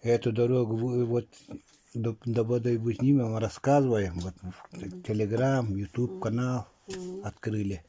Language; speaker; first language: Russian; non-native, local second language; Yakut